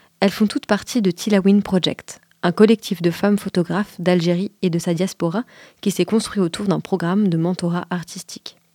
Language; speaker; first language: French; native; French